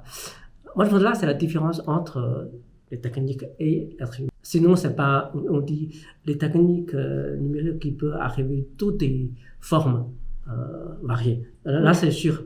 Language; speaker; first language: French; non-native, fluent; Chinese